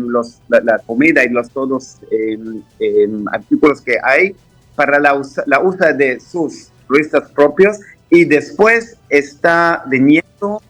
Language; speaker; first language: Spanish; non-native, fluent; Hebrew